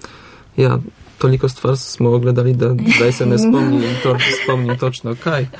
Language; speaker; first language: Slovenian; non-native, learner; Polish